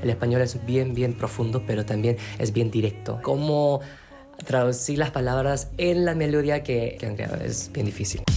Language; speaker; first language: Spanish; non-native, fluent; Korean